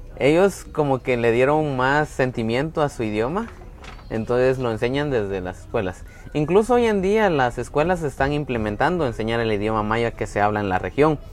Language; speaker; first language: Spanish; native; Spanish